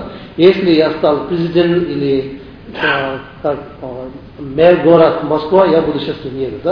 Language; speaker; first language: Russian; non-native, learner; Tibetan